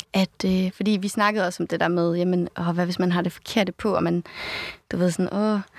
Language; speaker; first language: Danish; native; Danish